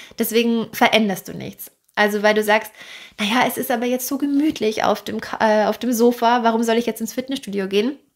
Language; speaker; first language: German; native; German